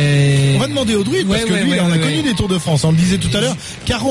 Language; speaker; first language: French; native; French